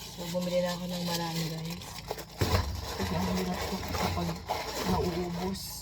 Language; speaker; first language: Filipino; native; Filipino